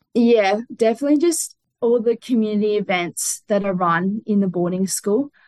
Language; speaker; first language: English; native; English